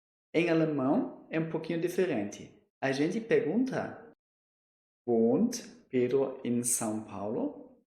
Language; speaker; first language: Portuguese; non-native, fluent; German